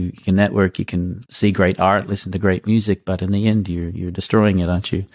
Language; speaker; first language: English; native; English